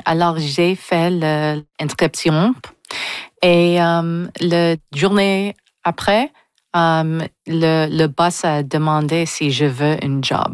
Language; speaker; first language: French; non-native, local second language; English